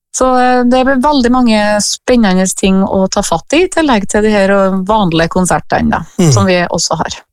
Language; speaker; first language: Norwegian; native; Norwegian